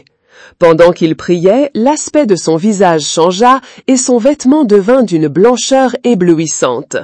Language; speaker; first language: French; native; French